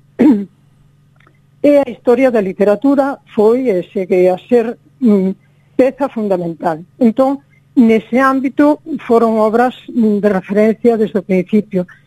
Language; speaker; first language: Galician; native; Galician